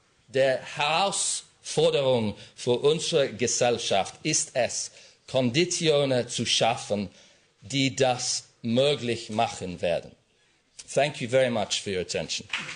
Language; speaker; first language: German; non-native, learner; English